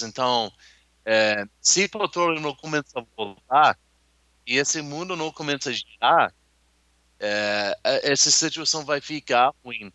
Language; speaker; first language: Portuguese; non-native, learner; English